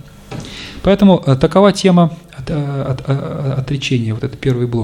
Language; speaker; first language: Russian; native; Russian